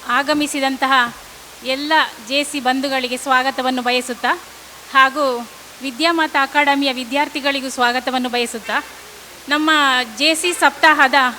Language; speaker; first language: Kannada; native; Kannada